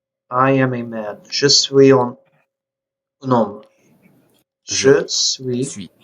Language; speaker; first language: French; non-native, learner; English